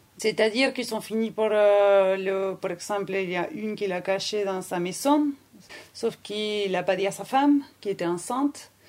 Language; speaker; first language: French; non-native, fluent; Spanish